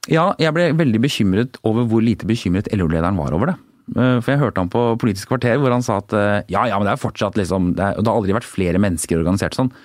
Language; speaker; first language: Norwegian; native; Norwegian